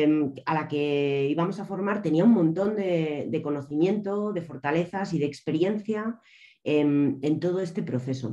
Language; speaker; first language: Spanish; native; Spanish